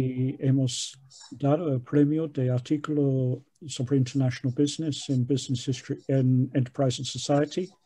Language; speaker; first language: Spanish; non-native, fluent; English